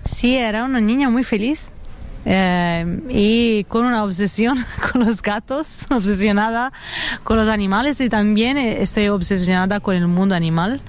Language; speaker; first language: Spanish; non-native, fluent; Italian